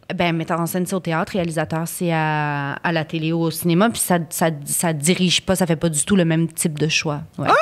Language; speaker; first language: French; native; French